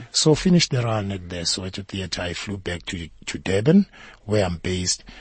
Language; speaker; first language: English; non-native, local second language; Zulu